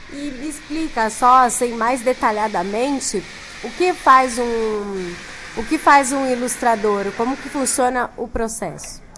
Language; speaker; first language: Portuguese; native; Portuguese